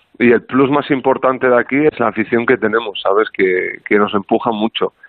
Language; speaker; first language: Spanish; non-native, fluent; Arabic